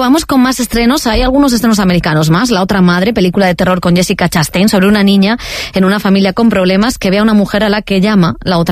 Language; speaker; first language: Spanish; native; Spanish